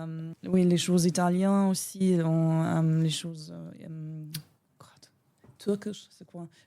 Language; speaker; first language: French; non-native, learner; German